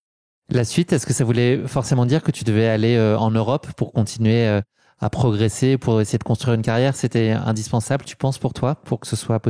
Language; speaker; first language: French; native; French